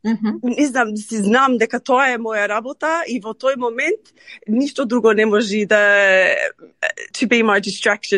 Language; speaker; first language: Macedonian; early bilingual, heritage; Macedonian